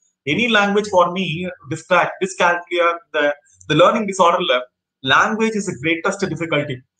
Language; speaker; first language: English; non-native, local second language; Tamil